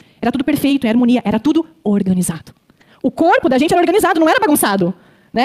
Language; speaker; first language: Portuguese; native; Portuguese